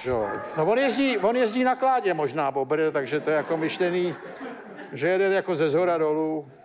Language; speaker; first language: Czech; native; Czech